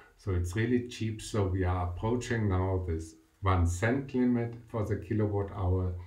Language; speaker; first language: English; non-native, fluent; German